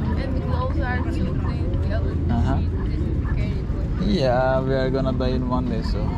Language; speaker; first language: English; non-native, learner; Turkish